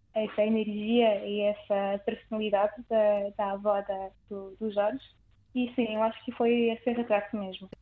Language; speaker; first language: Portuguese; non-native, fluent; French